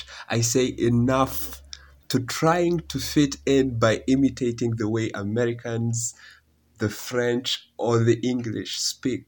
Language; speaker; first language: English; non-native, local second language; Kinyarwanda